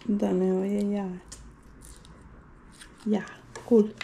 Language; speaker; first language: German; early bilingual, heritage; Bosnian